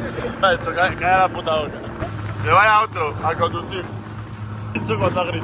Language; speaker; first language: Spanish; native; Spanish